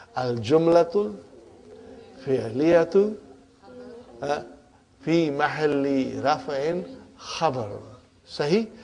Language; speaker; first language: Arabic; non-native, fluent; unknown